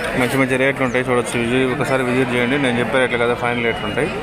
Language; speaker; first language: Telugu; native; Telugu